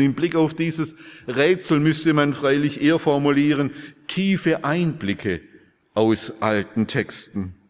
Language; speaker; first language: German; native; German